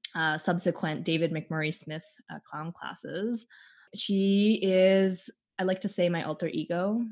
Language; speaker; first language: English; native; English